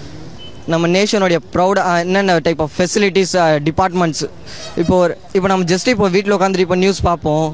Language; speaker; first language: Tamil; native; Tamil